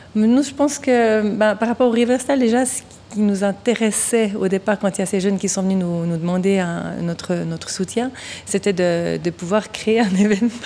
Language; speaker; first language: French; native; French